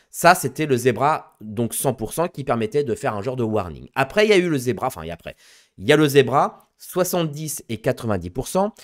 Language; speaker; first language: French; native; French